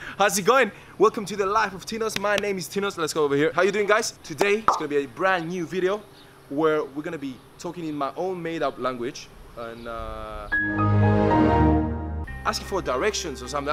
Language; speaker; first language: English; non-native, fluent; Greek